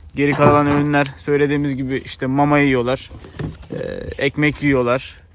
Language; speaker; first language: Turkish; native; Turkish